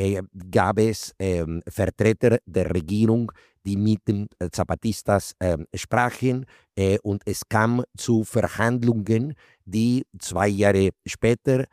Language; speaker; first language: German; non-native, fluent; Spanish